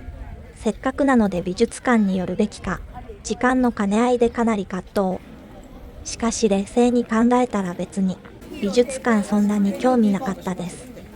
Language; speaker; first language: Japanese; native; Japanese